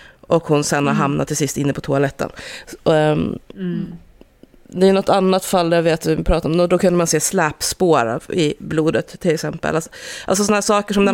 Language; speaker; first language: Swedish; native; Swedish